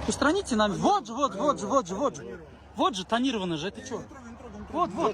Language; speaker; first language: Russian; non-native, local second language; Kazakh